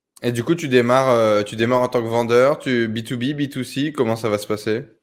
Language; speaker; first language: French; native; French